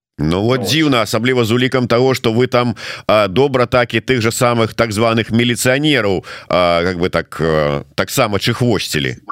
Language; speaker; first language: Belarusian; non-native, local second language; Russian